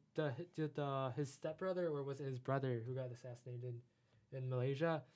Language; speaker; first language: English; non-native, fluent; Chinese